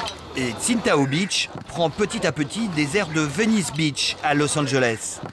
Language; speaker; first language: French; native; French